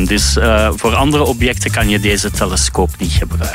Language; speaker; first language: Dutch; native; Dutch